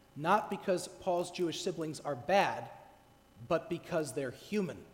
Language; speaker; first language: English; native; English